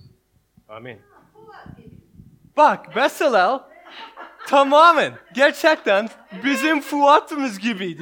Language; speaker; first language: Turkish; non-native, learner; English